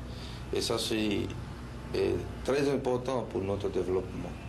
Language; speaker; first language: French; non-native, fluent; Spanish